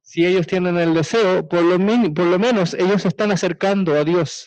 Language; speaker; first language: Spanish; native; Spanish